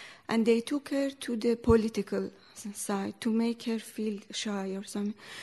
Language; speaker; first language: English; non-native, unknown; Persian